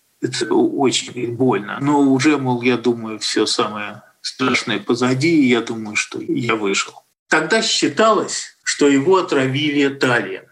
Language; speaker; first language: Russian; native; Russian